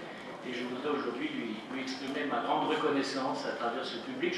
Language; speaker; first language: French; native; French